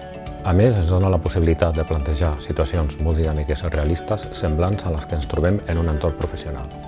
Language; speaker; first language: Catalan; native; Catalan